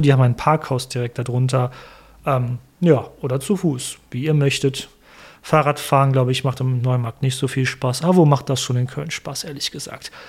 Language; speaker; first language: German; native; German